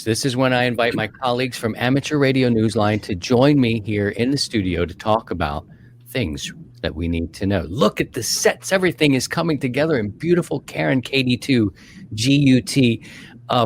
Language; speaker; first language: English; native; English